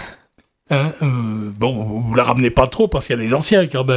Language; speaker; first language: French; native; French